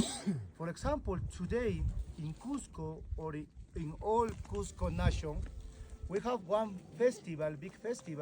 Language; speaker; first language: English; non-native, learner; Spanish